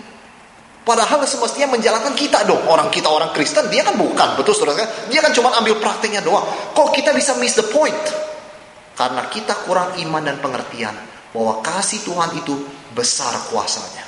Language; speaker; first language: Indonesian; native; Indonesian